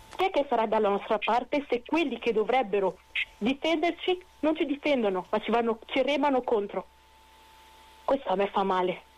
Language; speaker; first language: Italian; non-native, fluent; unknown